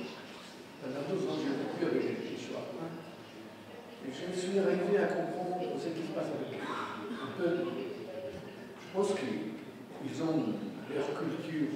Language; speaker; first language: French; non-native, fluent; Spanish